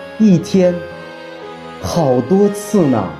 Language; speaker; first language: Chinese; native; Chinese